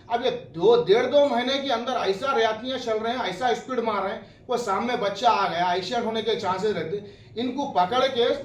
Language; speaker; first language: Hindi; non-native, local second language; Urdu